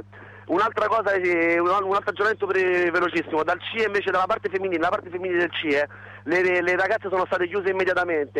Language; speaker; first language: Italian; native; Italian